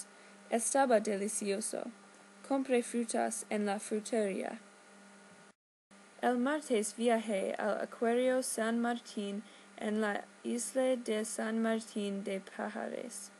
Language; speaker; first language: Spanish; non-native, learner; English